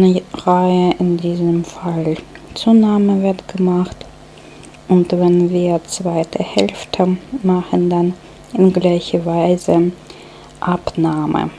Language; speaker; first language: German; non-native, fluent; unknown